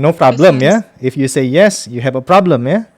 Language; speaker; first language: English; non-native, fluent; Indonesian